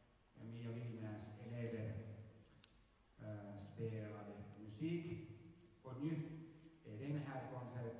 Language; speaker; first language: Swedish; non-native, local second language; Finnish